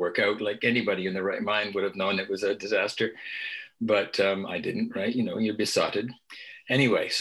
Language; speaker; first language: English; native; English